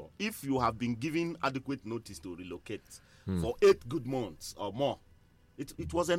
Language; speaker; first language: English; non-native, local second language; Igbo